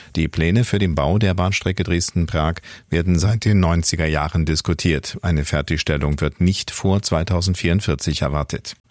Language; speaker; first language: German; native; German